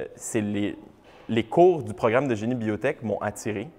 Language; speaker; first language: French; native; French